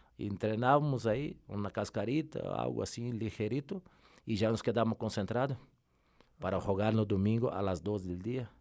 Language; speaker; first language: Spanish; non-native, fluent; Portuguese